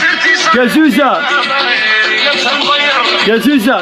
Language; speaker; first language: Arabic; native; Arabic